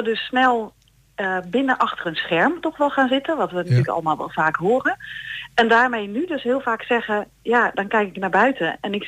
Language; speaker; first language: Dutch; native; Dutch